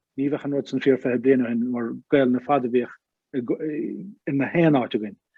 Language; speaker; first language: Irish; native; Irish